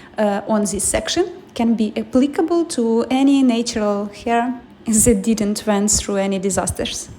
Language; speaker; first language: English; non-native, fluent; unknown